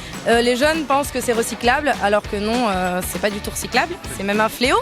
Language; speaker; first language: French; native; French